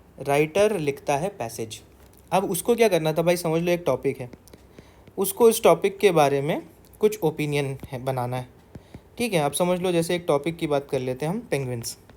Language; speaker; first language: Hindi; non-native, local second language; Marathi